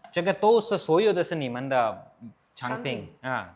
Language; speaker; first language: Chinese; non-native, learner; Hindi